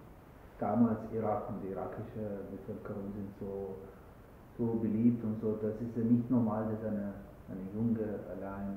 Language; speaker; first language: German; non-native, learner; Arabic